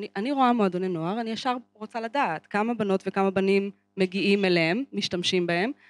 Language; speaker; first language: Hebrew; native; Hebrew